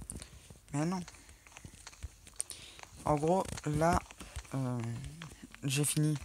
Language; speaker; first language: French; native; French